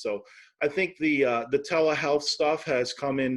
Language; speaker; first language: English; native; English